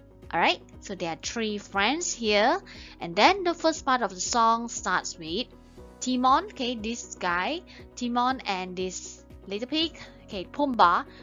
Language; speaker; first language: English; non-native, local second language; Chinese